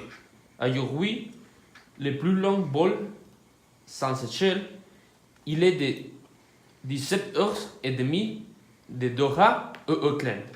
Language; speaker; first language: French; non-native, learner; Spanish